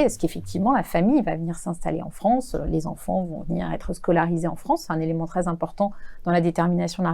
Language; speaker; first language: French; native; French